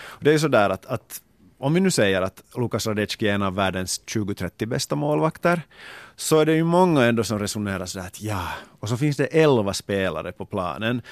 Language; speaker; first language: Swedish; native; Swedish